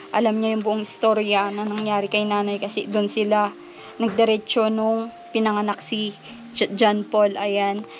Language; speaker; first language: Filipino; native; Filipino